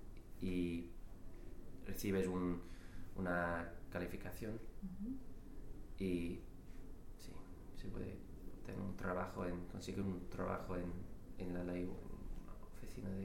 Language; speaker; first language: Spanish; non-native, learner; English